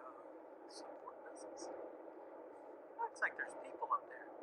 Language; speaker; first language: English; native; English